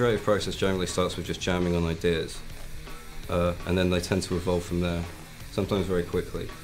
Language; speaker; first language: English; native; English